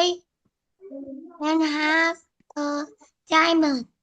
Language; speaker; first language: English; non-native, learner; Vietnamese